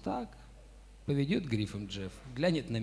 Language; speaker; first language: Russian; native; Russian